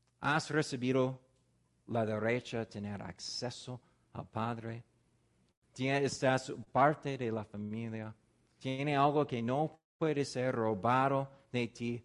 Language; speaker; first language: Spanish; non-native, fluent; English